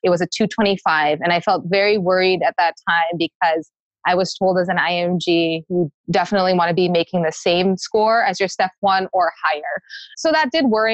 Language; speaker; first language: English; native; English